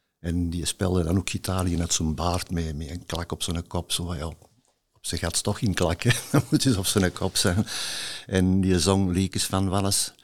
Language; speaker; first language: Dutch; native; Dutch